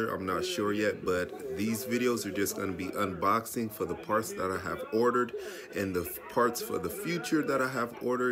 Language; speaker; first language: English; native; English